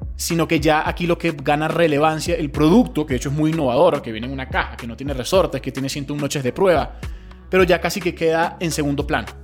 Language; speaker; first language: Spanish; native; Spanish